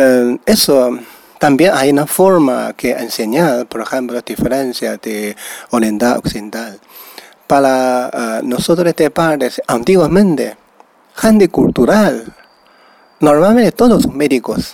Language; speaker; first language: Spanish; non-native, learner; Chinese